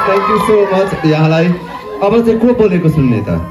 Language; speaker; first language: Nepali; native; Nepali